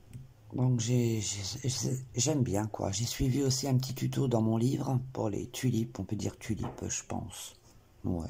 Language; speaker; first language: French; native; French